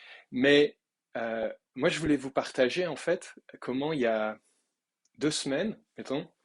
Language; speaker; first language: French; native; French